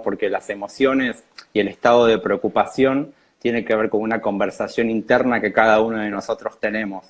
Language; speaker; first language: Spanish; native; Spanish